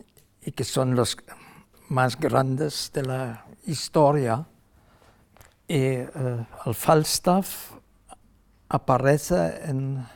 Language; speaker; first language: Spanish; non-native, fluent; German